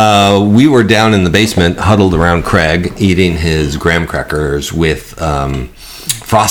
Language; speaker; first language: English; native; English